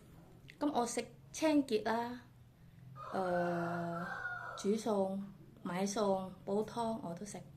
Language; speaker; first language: Cantonese; non-native, fluent; Indonesian